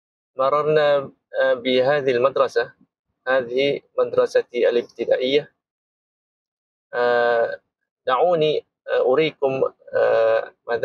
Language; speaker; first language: Arabic; non-native, fluent; Malay